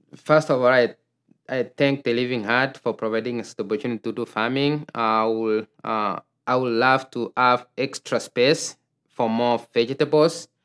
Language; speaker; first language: English; non-native, local second language; Gusii